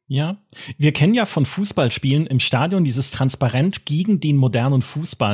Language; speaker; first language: German; native; German